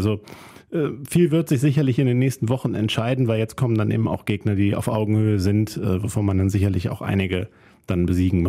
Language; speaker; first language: German; native; German